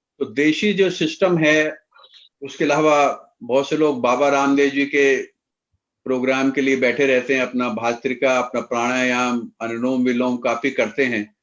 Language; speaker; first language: Hindi; native; Hindi